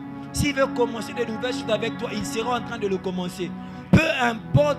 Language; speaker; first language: French; non-native, local second language; Lingala